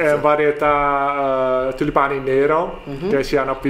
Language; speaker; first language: Italian; non-native, learner; Dutch